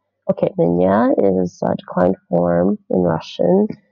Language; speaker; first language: English; native; English